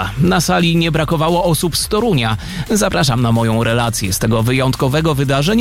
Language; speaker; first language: Polish; native; Polish